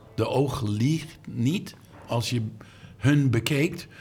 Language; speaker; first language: Dutch; non-native, learner; English